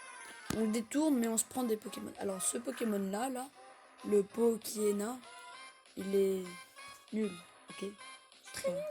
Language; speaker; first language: French; native; French